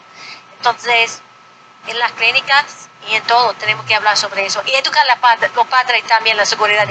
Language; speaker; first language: Spanish; non-native, fluent; English